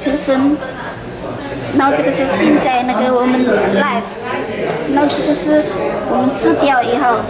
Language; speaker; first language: Chinese; non-native, learner; Indonesian